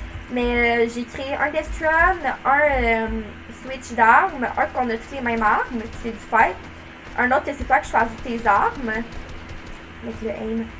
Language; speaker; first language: French; native; French